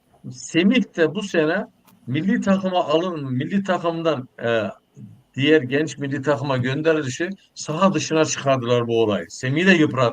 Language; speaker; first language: Turkish; native; Turkish